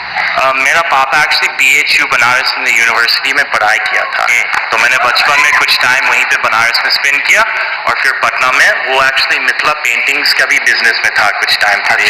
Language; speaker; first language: Hindi; non-native, fluent; English